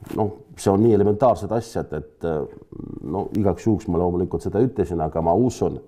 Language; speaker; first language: Estonian; non-native, local second language; Russian